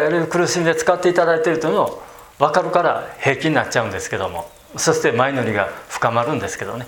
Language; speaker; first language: Japanese; native; Japanese